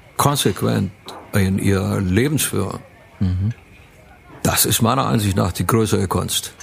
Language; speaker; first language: German; early bilingual, other home language; Romanian